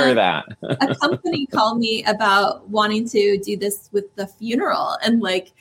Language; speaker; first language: English; native; English